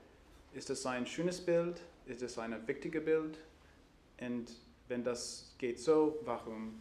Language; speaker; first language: German; non-native, learner; English